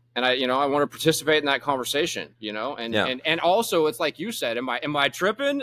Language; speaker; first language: English; native; English